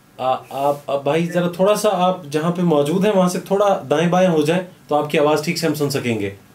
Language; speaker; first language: Urdu; native; Urdu